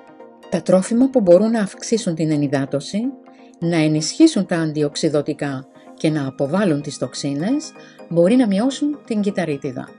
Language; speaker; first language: Greek; native; Greek